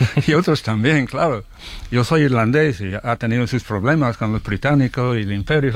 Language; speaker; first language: Spanish; non-native, fluent; English